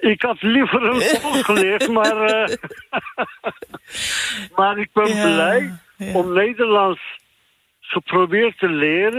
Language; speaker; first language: Dutch; non-native, fluent; Turkish